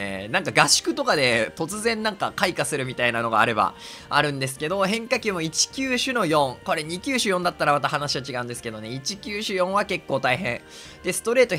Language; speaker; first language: Japanese; native; Japanese